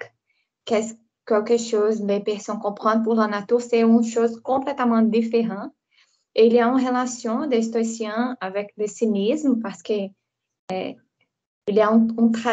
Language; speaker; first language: French; non-native, learner; Portuguese